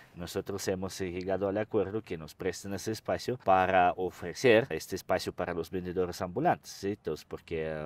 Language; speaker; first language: Spanish; non-native, fluent; Russian